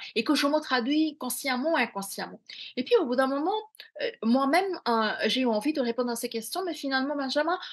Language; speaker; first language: French; non-native, fluent; Bangla